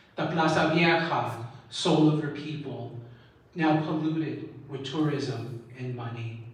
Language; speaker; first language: English; early bilingual, other home language; Spanish